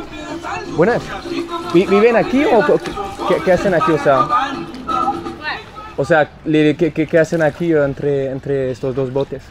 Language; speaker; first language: Spanish; non-native, fluent; French